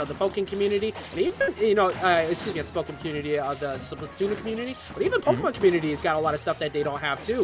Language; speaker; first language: English; native; English